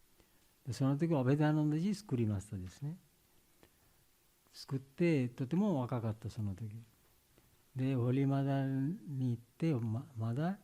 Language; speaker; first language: Japanese; non-native, learner; Bangla